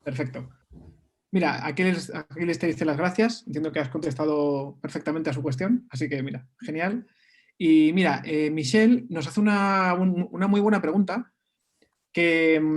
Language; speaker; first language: Spanish; native; Spanish